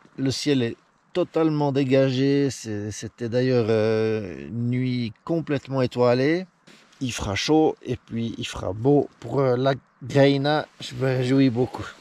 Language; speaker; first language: French; native; French